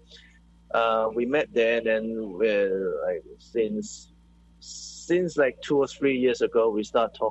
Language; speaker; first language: English; non-native, local second language; Cantonese